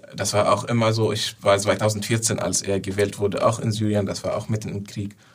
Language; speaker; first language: German; non-native, fluent; Arabic